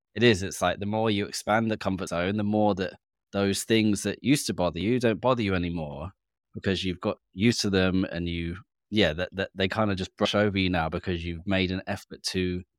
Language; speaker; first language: English; native; English